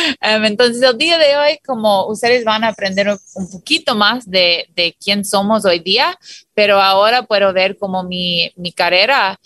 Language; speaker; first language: Spanish; non-native, fluent; English